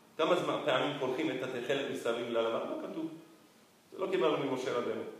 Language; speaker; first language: Hebrew; non-native, fluent; Spanish